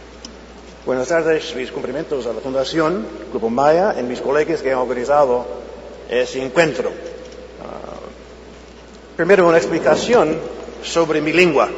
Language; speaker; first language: Spanish; non-native, fluent; English